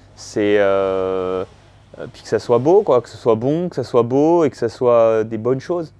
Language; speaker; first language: French; native; French